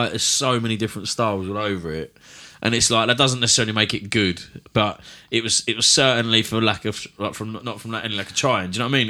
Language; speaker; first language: English; native; English